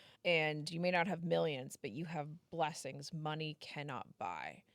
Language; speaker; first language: English; native; English